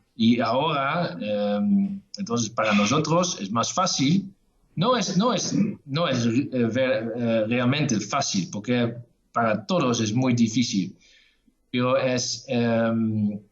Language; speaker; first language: Spanish; non-native, fluent; Dutch